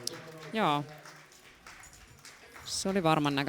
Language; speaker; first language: Finnish; native; Finnish